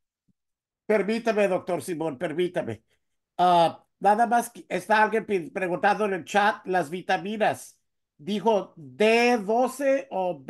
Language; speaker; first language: Spanish; early bilingual, heritage; Spanish